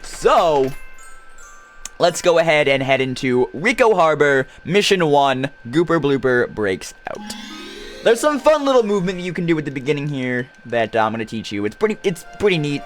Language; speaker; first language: English; native; English